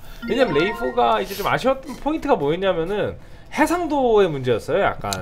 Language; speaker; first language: Korean; native; Korean